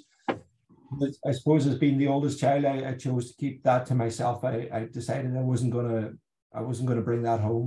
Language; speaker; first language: English; native; English